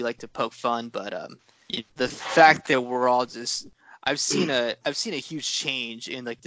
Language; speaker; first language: English; native; English